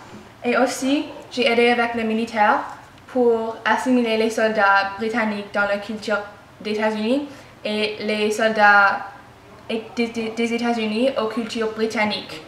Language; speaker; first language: French; non-native, learner; English